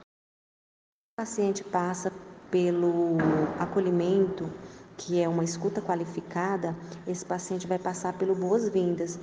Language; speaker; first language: Portuguese; native; Portuguese